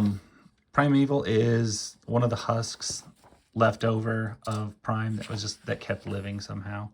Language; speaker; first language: English; native; English